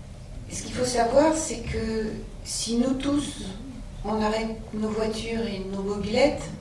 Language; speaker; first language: French; native; French